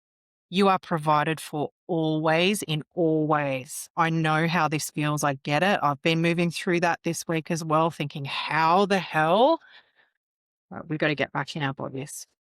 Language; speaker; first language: English; native; English